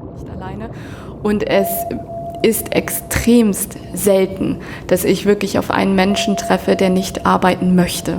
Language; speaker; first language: German; native; German